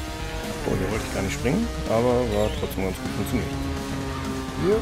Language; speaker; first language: German; native; German